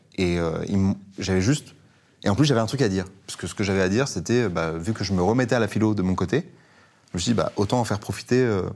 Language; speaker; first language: French; early bilingual, other home language; Persian